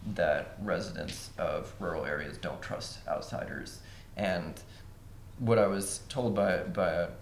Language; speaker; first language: English; native; English